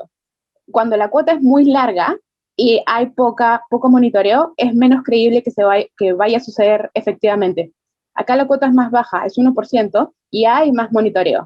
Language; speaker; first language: Spanish; native; Spanish